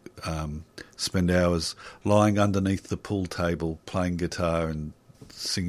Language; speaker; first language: English; native; English